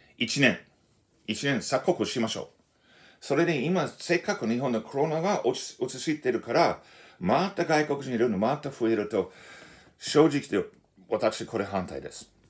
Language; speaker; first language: Japanese; non-native, fluent; English